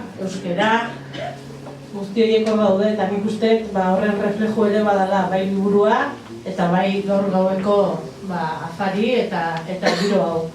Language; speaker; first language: Basque; native; Basque